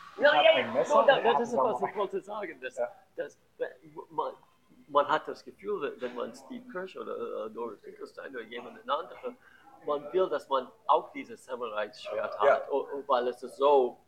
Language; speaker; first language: German; non-native, learner; English